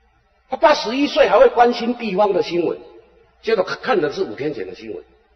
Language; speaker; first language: Chinese; native; Chinese